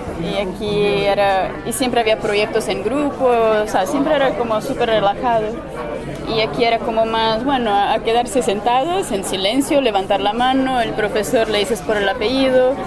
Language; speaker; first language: Spanish; non-native, fluent; Czech